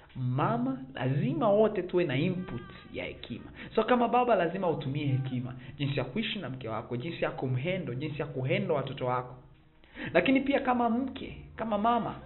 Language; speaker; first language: Swahili; native; Swahili